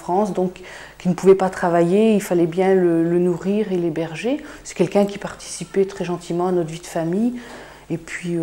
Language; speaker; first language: French; native; French